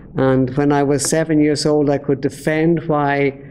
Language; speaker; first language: English; native; English